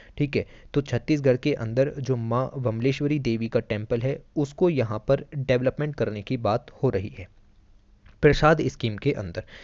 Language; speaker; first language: Hindi; native; Hindi